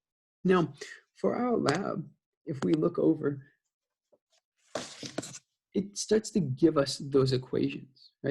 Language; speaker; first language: English; native; English